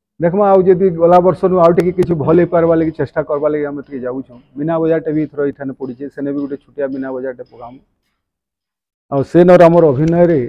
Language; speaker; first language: Odia; native; Odia